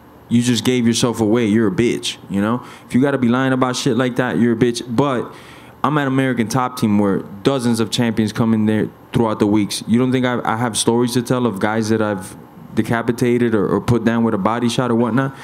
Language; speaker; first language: English; early bilingual, other home language; Spanish